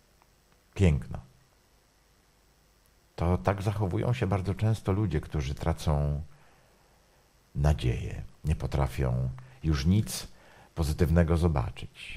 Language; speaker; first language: Polish; native; Polish